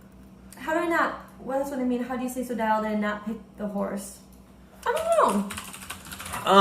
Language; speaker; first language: English; native; English